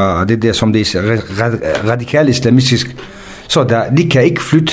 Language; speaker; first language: Danish; non-native, fluent; Kurdish